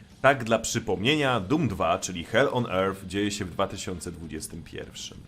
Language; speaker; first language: Polish; native; Polish